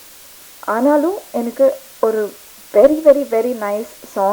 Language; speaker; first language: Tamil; non-native, learner; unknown